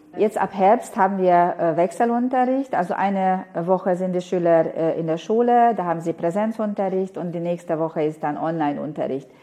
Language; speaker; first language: German; non-native, fluent; Hungarian